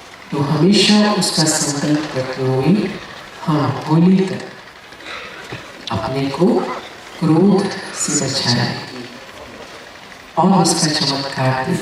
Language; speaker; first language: Hindi; native; Hindi